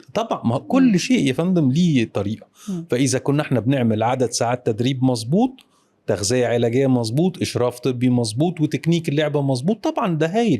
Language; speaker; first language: Arabic; native; Arabic